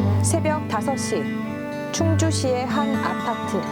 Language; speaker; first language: Korean; native; Korean